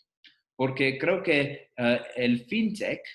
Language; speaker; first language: Spanish; non-native, fluent; English